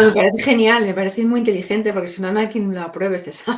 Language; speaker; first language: Spanish; native; Spanish